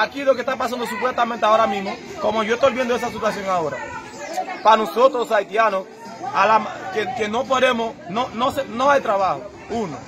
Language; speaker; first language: Spanish; non-native, learner; Haitian Creole